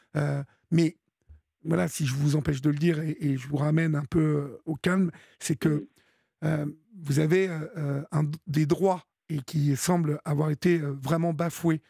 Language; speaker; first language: French; native; French